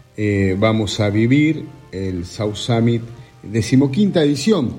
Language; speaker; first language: Spanish; native; Spanish